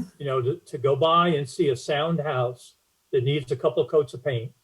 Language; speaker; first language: English; native; English